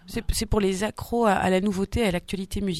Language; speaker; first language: French; native; French